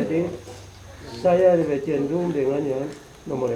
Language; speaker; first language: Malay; non-native, local second language; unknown